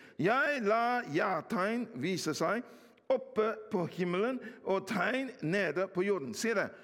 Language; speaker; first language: Norwegian; non-native, fluent; English